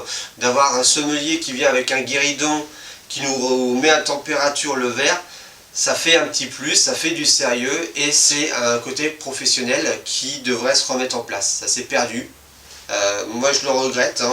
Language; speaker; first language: French; native; French